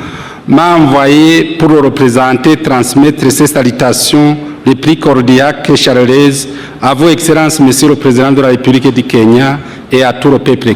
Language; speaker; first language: French; non-native, local second language; Rundi